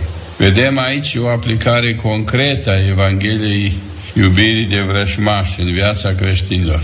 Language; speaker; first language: Romanian; native; Romanian